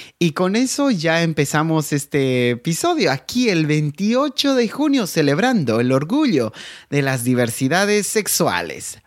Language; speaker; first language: Spanish; native; Spanish